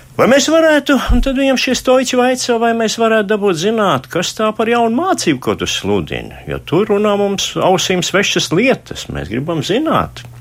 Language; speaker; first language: Latvian; native; Latvian